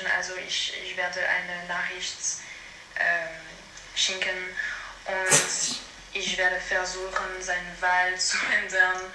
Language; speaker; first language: German; non-native, learner; French